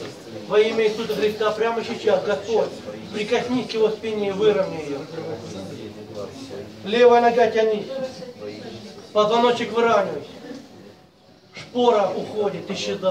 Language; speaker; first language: Russian; native; Russian